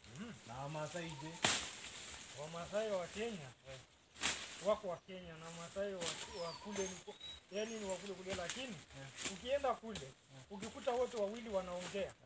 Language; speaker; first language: Swahili; non-native, local second language; Masai